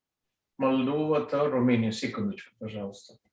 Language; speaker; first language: Russian; non-native, learner; Telugu